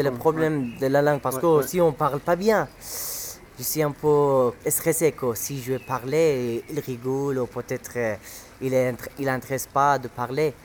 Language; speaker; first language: French; non-native, learner; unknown